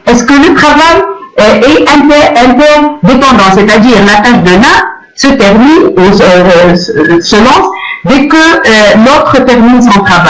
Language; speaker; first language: French; non-native, local second language; Arabic